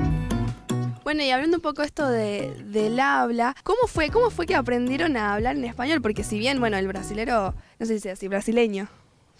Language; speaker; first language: Spanish; native; Spanish